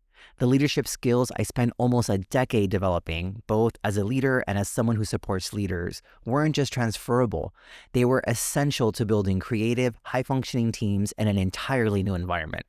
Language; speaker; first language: English; native; English